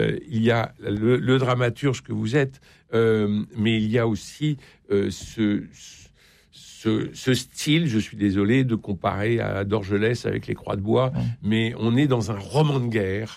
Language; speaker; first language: French; native; French